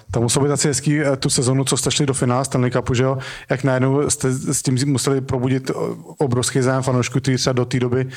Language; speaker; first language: Czech; native; Czech